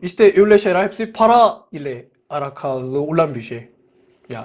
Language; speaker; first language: Turkish; non-native, fluent; Korean